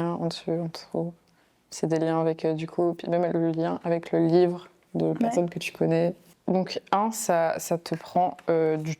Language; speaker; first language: French; native; French